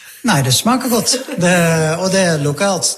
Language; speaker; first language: Norwegian; non-native, fluent; Dutch